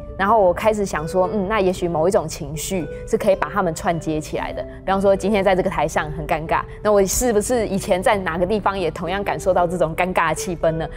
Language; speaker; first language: Chinese; native; Chinese